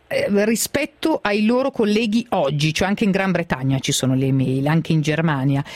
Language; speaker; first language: Italian; native; Italian